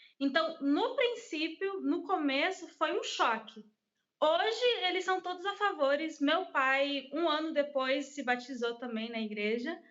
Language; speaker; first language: Portuguese; early bilingual, heritage; English